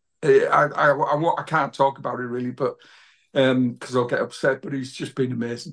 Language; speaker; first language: English; native; English